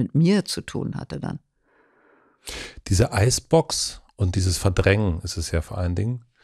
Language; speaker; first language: German; native; German